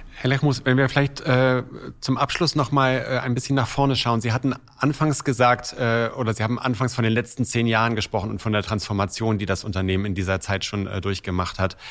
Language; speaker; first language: German; native; German